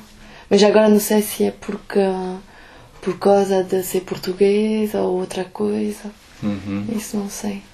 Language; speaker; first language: Portuguese; early bilingual, heritage; Portuguese